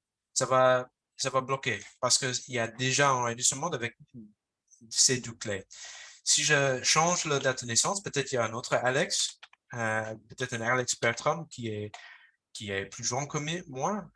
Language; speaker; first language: French; non-native, fluent; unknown